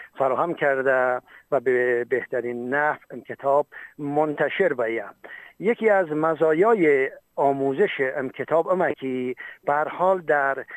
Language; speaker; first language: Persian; non-native, local second language; Talysh